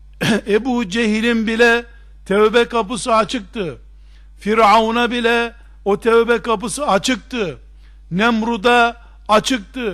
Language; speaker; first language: Turkish; native; Turkish